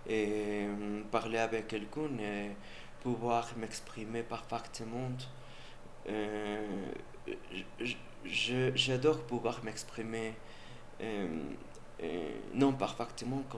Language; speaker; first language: French; non-native, learner; Spanish